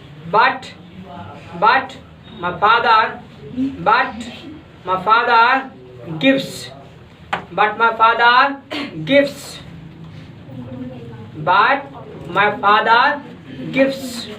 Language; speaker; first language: English; non-native, fluent; Hindi